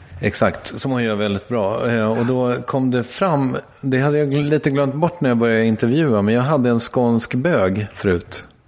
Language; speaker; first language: Swedish; native; Swedish